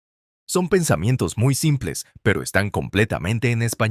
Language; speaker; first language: Spanish; non-native, fluent; English